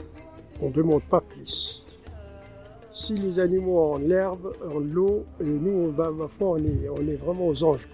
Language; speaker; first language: French; non-native, local second language; Tamasheq